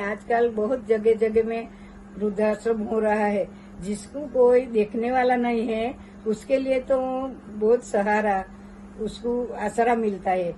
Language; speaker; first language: Hindi; non-native, local second language; Gujarati